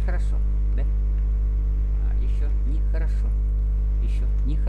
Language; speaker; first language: Russian; non-native, fluent; Vietnamese